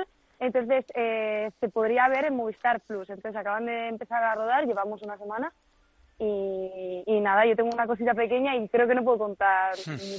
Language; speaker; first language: Spanish; native; Spanish